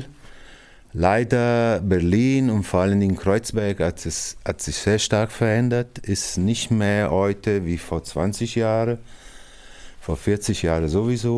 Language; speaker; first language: German; non-native, fluent; Italian